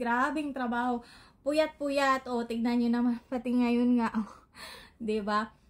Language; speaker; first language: Filipino; native; Filipino